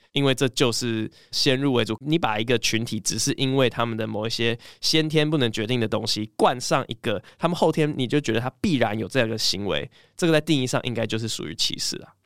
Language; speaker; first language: Chinese; early bilingual, other home language; English